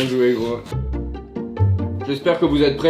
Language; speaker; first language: French; native; French